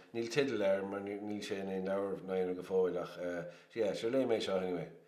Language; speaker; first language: Irish; native; Irish